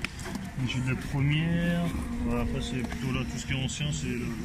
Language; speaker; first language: French; native; French